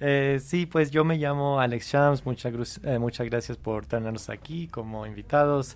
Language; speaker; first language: Spanish; non-native, fluent; English